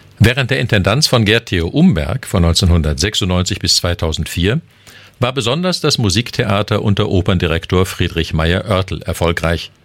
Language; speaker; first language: German; native; German